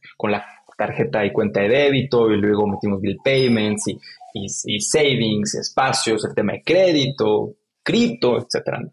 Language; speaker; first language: Spanish; native; Spanish